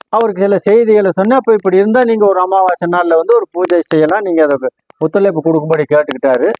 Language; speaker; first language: Tamil; non-native, local second language; Telugu